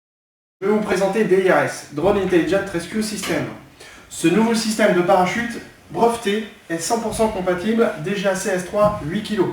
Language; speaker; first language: French; native; French